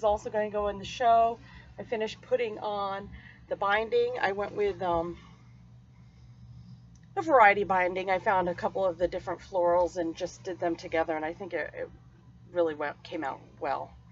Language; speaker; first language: English; native; English